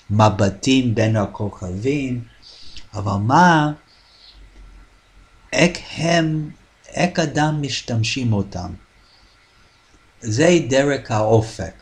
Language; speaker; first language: Hebrew; non-native, fluent; English